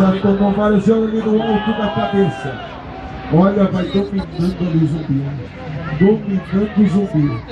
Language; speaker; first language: Portuguese; native; Portuguese